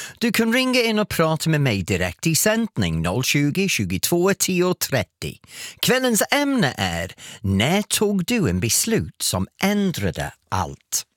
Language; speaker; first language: Swedish; non-native, fluent; English